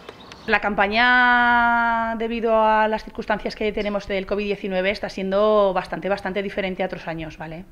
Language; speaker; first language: Spanish; native; Spanish